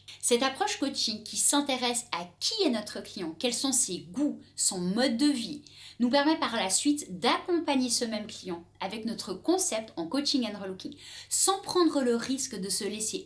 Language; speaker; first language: French; native; French